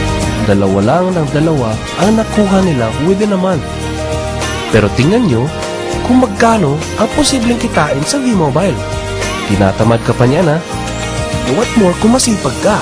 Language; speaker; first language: Filipino; native; Filipino